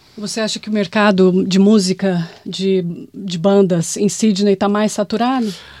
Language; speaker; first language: Portuguese; native; Portuguese